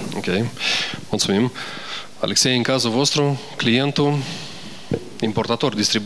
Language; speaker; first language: Romanian; native; Romanian